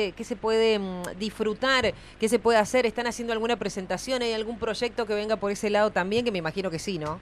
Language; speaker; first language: Spanish; native; Spanish